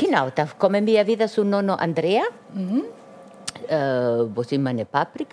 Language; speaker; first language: German; non-native, fluent; Italian